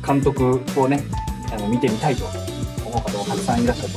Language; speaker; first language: Japanese; native; Japanese